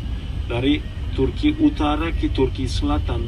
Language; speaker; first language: Indonesian; non-native, fluent; Turkish